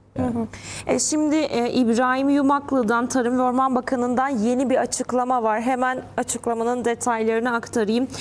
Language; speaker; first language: Turkish; early bilingual, heritage; Turkish